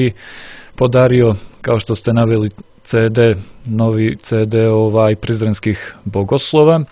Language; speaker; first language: Croatian; native; Croatian